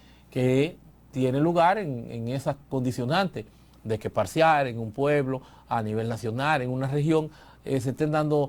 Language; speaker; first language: Spanish; native; Spanish